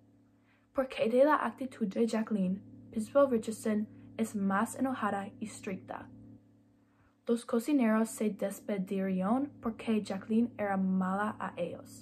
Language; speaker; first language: Spanish; non-native, learner; English